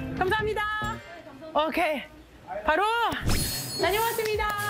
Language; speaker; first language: Korean; non-native, learner; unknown